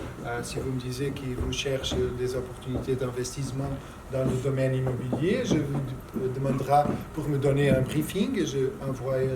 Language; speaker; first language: French; non-native, fluent; Portuguese